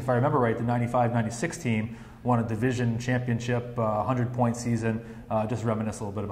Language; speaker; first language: English; native; English